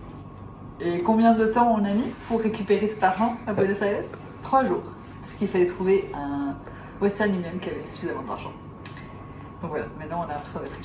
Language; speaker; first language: French; native; French